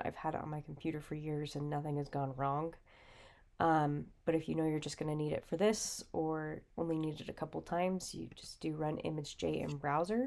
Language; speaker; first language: English; native; English